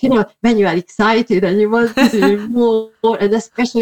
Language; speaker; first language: English; non-native, fluent; Hungarian